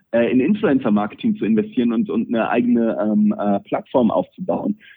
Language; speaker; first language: German; native; German